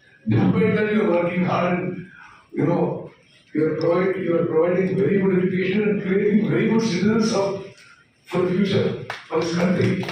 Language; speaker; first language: English; non-native, local second language; Telugu